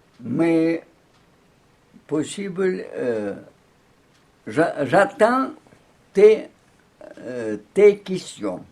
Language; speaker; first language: French; non-native, learner; Russian